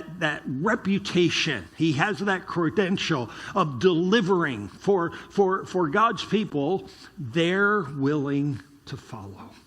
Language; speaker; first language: English; native; English